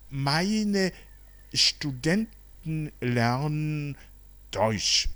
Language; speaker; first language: German; non-native, fluent; Rundi